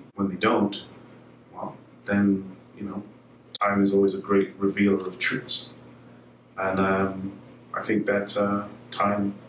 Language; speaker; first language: English; native; English